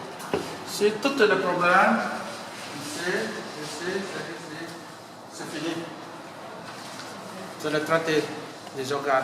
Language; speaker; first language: French; non-native, learner; Vietnamese